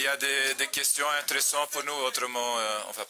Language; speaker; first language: French; non-native, fluent; Dutch